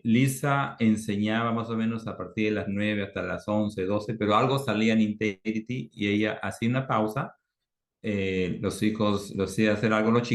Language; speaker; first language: Spanish; native; Spanish